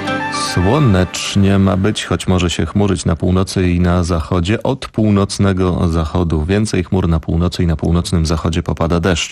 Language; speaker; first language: Polish; native; Polish